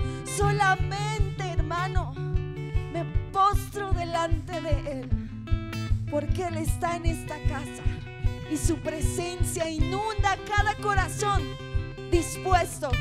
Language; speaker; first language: Spanish; native; Spanish